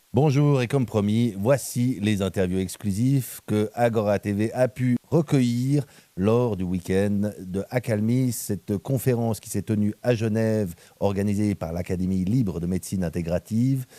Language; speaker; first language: French; native; French